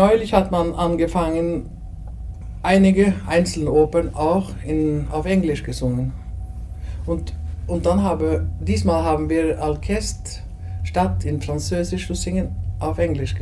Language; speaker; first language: German; non-native, fluent; Norwegian